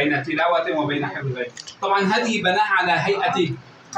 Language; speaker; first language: Arabic; native; Arabic